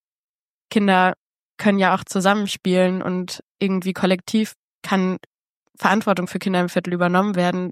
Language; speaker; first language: German; native; German